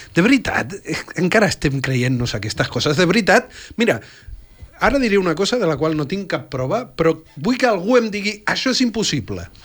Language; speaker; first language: Catalan; non-native, fluent; Spanish